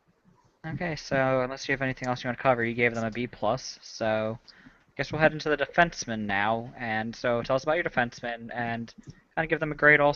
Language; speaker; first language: English; native; English